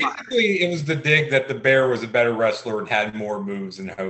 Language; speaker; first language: English; native; English